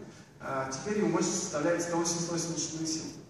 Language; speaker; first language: Russian; native; Russian